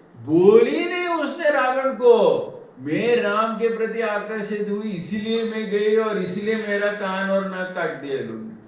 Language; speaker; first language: Hindi; non-native, local second language; Tamil